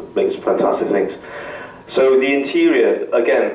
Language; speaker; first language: English; native; English